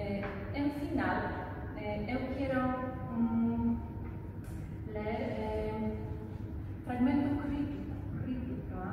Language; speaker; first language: Portuguese; non-native, learner; Polish